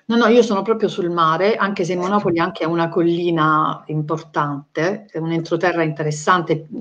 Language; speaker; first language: Italian; native; Italian